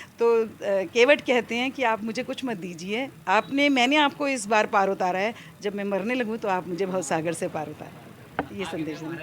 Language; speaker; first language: Hindi; native; Hindi